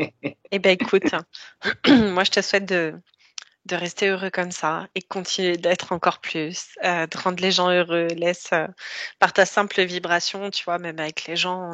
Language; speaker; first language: French; native; French